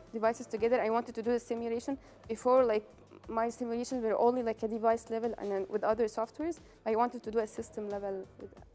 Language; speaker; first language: English; non-native, fluent; Arabic